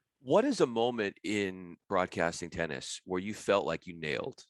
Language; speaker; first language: English; native; English